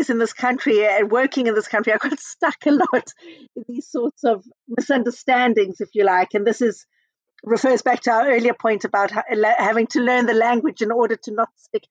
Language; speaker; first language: English; native; English